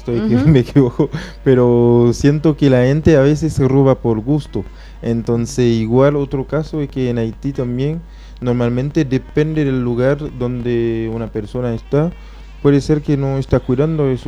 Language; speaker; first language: Spanish; non-native, fluent; Haitian Creole